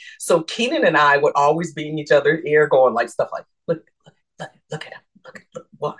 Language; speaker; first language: English; native; English